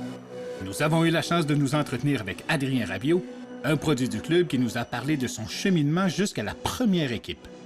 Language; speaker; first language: French; native; French